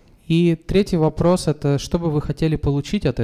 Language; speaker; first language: Russian; native; Russian